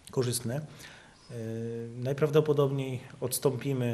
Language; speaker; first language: Polish; native; Polish